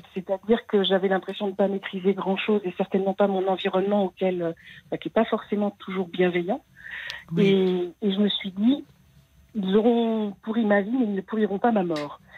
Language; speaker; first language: French; native; French